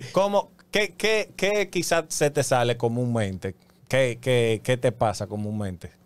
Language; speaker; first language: Spanish; native; Spanish